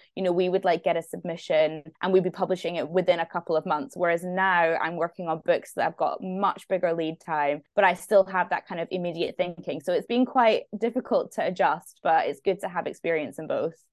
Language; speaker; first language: English; native; English